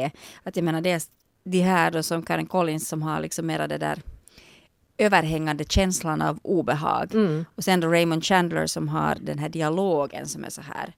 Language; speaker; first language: Swedish; native; Swedish